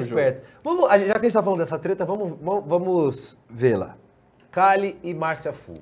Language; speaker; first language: Portuguese; native; Portuguese